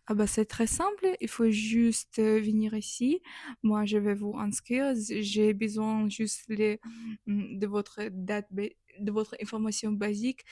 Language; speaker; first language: French; non-native, fluent; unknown